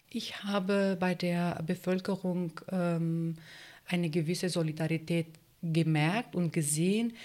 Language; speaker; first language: German; non-native, fluent; Turkish